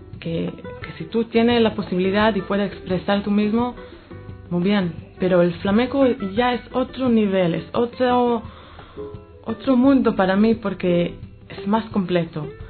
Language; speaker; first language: Spanish; non-native, fluent; Hebrew